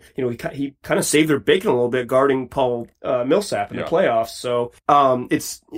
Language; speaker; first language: English; native; English